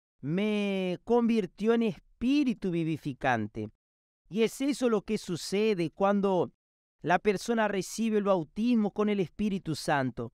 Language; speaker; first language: Spanish; non-native, fluent; Portuguese